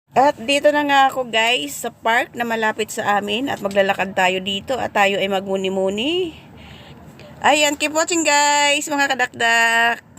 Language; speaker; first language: Filipino; native; Filipino